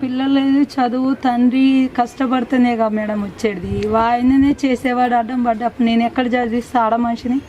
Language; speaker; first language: Telugu; native; Telugu